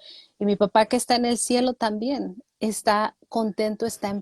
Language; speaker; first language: Spanish; native; Spanish